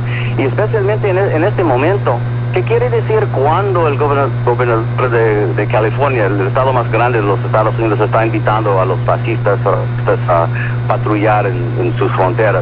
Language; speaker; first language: Spanish; early bilingual, heritage; Spanish